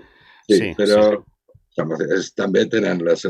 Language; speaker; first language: Catalan; non-native, local second language; Spanish